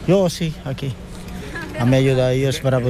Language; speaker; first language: Spanish; non-native, learner; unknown